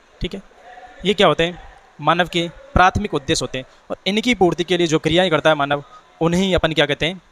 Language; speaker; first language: Hindi; native; Hindi